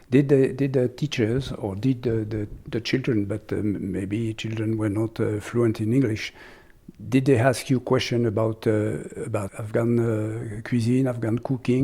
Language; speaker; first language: English; non-native, fluent; French